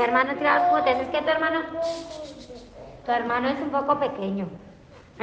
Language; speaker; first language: Spanish; native; Spanish